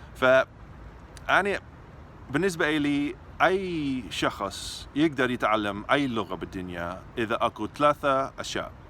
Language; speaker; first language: Arabic; non-native, fluent; English